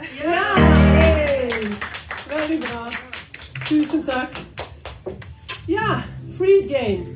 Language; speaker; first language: Norwegian; non-native, fluent; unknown